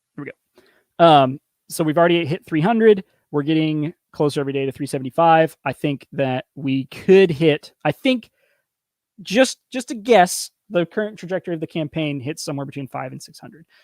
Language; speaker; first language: English; native; English